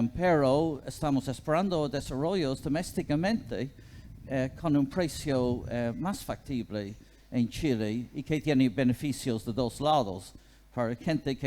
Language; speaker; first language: Spanish; non-native, fluent; English